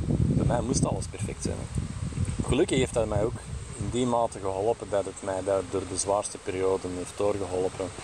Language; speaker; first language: Dutch; native; Dutch